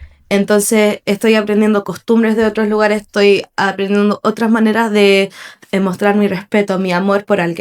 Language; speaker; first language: Spanish; non-native, fluent; English